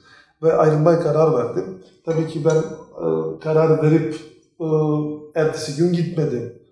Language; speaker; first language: Turkish; non-native, fluent; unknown